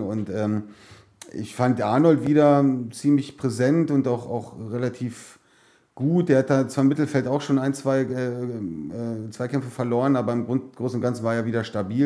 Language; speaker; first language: German; native; German